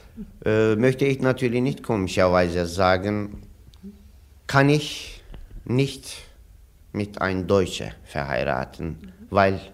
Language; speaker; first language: German; non-native, learner; Turkish